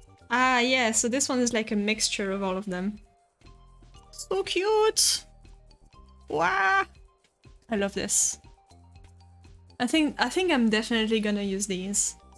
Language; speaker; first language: English; non-native, fluent; French